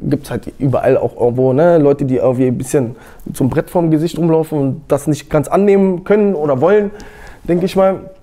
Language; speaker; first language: German; native; German